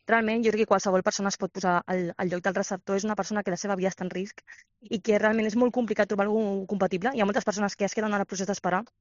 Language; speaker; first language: Catalan; native; Catalan